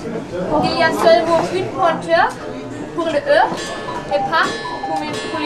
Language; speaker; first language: French; non-native, learner; German